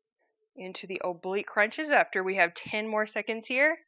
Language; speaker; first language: English; native; English